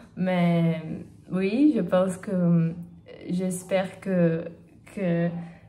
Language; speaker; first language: French; non-native, learner; Portuguese